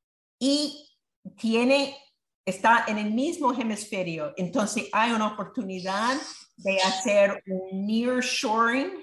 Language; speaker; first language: Spanish; non-native, fluent; English